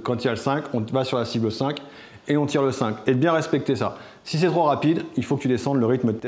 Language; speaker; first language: French; native; French